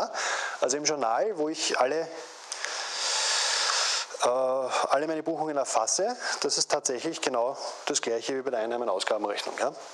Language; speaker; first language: German; native; German